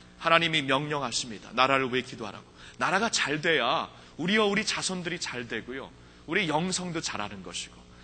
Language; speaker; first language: Korean; early bilingual, heritage; Korean